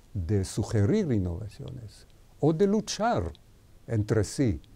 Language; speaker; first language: Spanish; non-native, fluent; Hebrew